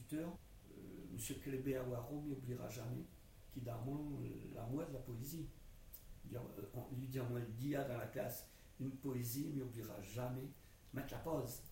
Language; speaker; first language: French; non-native, local second language; Réunion Creole French